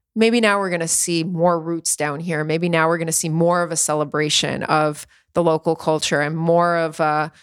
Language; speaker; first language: English; native; English